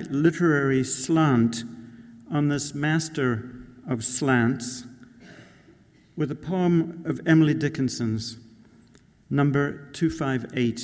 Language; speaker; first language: English; native; English